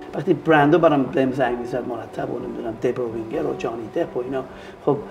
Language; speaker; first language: Persian; native; Persian